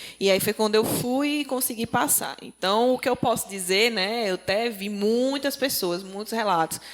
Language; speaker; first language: Portuguese; native; Portuguese